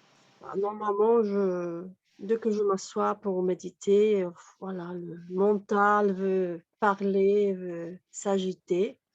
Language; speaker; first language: French; non-native, fluent; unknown